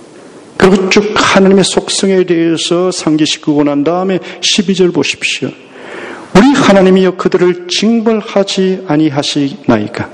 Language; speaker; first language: Korean; native; Korean